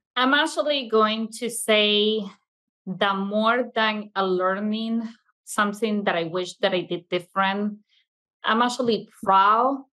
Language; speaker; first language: English; non-native, fluent; Italian